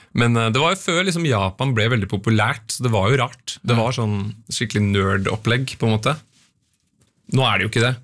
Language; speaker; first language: Norwegian; native; Norwegian